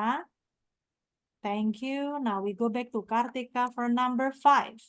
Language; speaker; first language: English; non-native, fluent; Indonesian